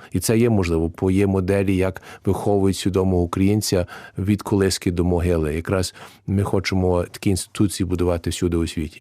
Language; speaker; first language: Ukrainian; early bilingual, heritage; Ukrainian